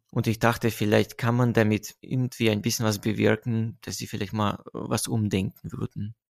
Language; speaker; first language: German; non-native, fluent; Russian